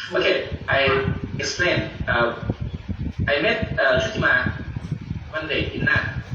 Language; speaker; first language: English; non-native, learner; Thai